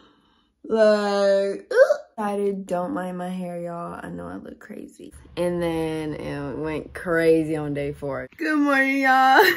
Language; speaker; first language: English; native; English